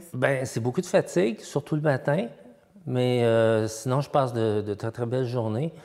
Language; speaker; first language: French; native; French